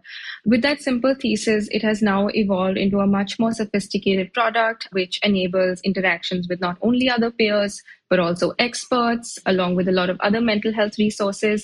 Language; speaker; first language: English; non-native, local second language; Hindi